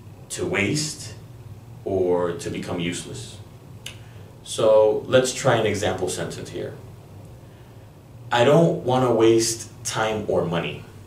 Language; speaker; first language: English; early bilingual, other home language; Spanish